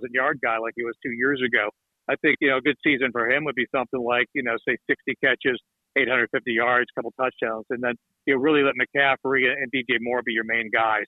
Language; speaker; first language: English; native; English